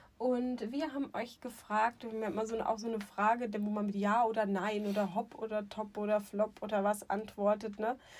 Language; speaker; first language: German; native; German